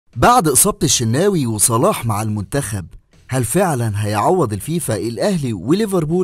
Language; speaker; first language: Arabic; native; Arabic